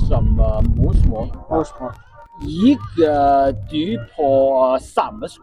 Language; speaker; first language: Norwegian; non-native, learner; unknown